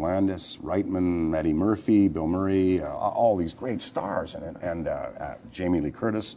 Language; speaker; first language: English; native; English